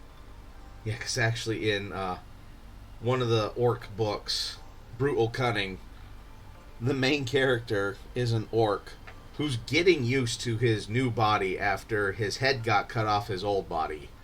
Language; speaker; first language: English; native; English